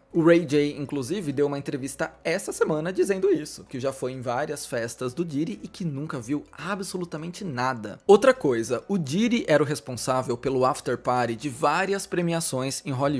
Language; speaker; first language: Portuguese; native; Portuguese